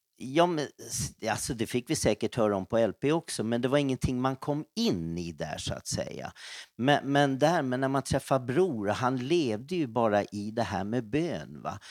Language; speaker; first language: Swedish; native; Swedish